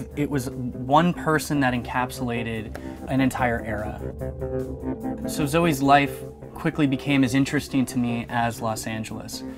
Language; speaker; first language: English; native; English